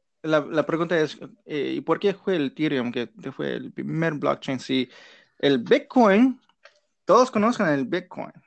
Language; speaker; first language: Spanish; non-native, learner; English